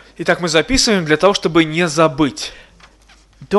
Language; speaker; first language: Russian; native; Russian